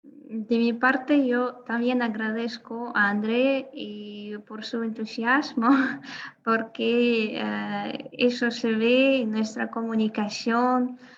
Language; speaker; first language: Spanish; non-native, fluent; Russian